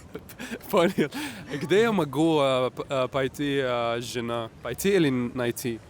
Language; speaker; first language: Russian; non-native, learner; Arabic